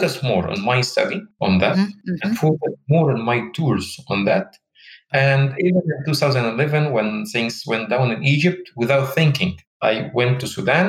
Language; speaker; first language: English; non-native, fluent; Arabic